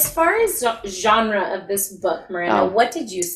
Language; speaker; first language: English; native; English